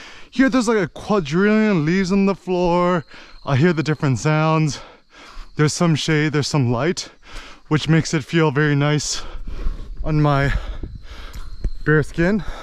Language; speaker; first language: English; early bilingual, other home language; Korean